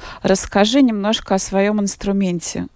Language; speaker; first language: Russian; native; Russian